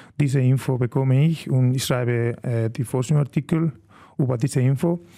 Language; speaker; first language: German; non-native, learner; Spanish